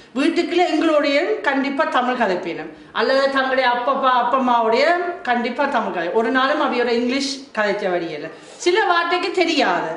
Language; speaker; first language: Tamil; non-native, fluent; German